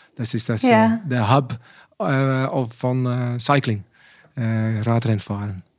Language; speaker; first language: German; non-native, learner; Dutch